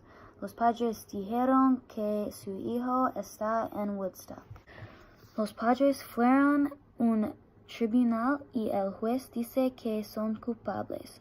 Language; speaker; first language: Spanish; non-native, learner; English